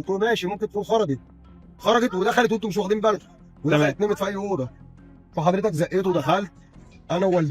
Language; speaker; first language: Arabic; native; Arabic